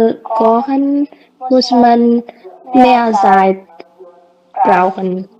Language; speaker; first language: German; non-native, learner; Indonesian